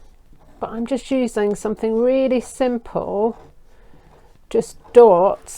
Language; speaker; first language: English; native; English